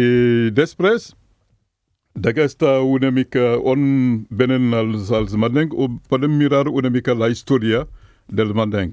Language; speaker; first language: Catalan; non-native, fluent; Mandingo